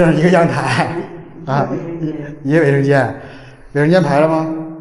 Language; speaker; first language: Chinese; native; Chinese